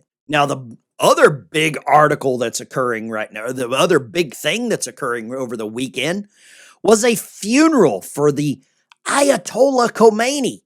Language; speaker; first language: English; native; English